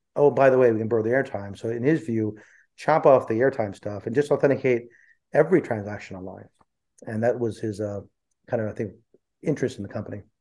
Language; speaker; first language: English; early bilingual, other home language; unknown